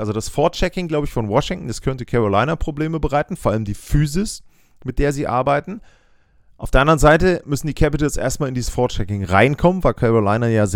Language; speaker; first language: German; native; German